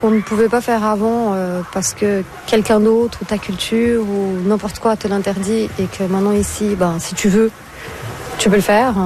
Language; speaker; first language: French; non-native, fluent; Portuguese